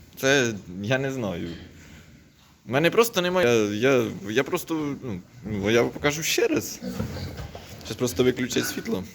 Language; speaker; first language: Ukrainian; native; Ukrainian